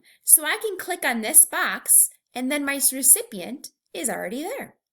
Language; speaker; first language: English; native; English